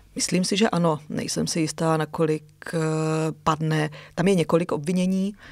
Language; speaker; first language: Czech; native; Czech